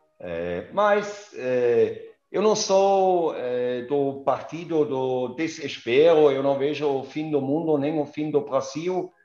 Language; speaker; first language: Portuguese; non-native, fluent; German